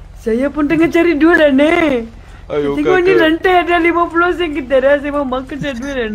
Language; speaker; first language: Malay; native; Malay